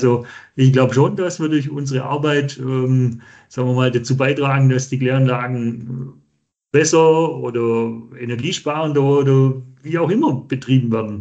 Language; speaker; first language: German; native; German